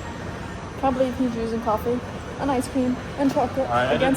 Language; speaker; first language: English; native; English